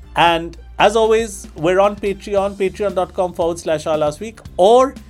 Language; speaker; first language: English; non-native, local second language; Bangla